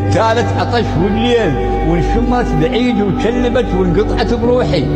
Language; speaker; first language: Arabic; native; Arabic